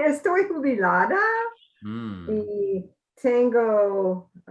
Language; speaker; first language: Spanish; non-native, learner; English